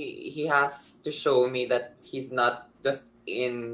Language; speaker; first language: English; non-native, local second language; Filipino